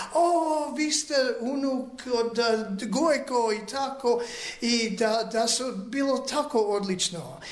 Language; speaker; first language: Serbian; early bilingual, other home language; English